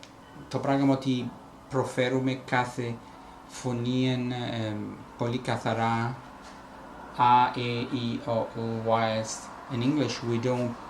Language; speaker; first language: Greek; non-native, fluent; Italian